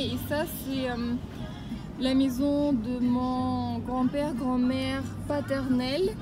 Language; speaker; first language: French; non-native, fluent; Russian